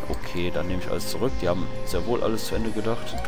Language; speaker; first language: German; native; German